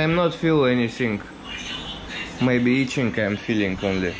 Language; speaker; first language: English; non-native, learner; Russian